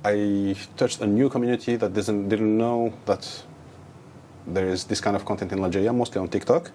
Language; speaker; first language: English; non-native, fluent; Arabic